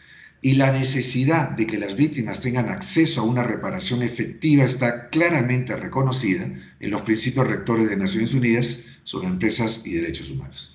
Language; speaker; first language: Spanish; native; Spanish